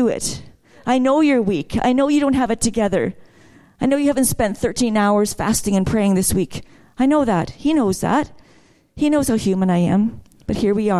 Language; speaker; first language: English; native; English